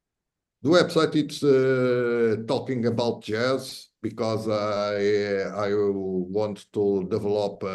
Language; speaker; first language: English; non-native, fluent; Portuguese